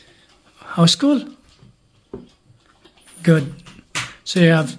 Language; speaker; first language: English; non-native, local second language; Filipino